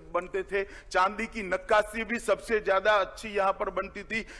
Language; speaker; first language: Hindi; non-native, local second language; Gujarati